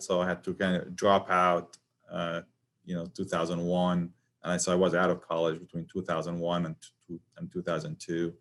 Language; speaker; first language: English; non-native, fluent; Arabic